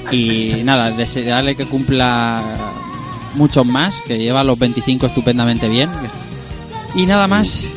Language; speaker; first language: Spanish; native; Spanish